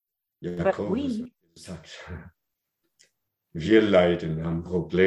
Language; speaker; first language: German; non-native, learner; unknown